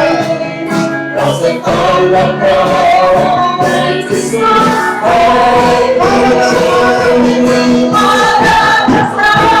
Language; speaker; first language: Thai; native; Thai